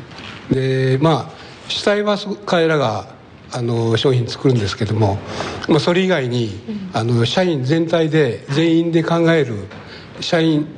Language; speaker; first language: Japanese; native; Japanese